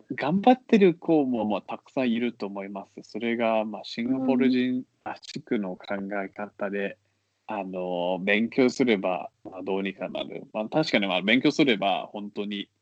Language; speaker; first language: Japanese; non-native, fluent; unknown